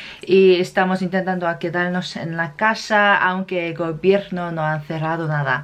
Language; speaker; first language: Spanish; non-native, fluent; Korean